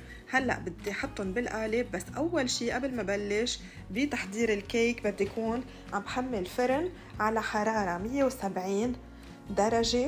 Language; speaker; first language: Arabic; native; Arabic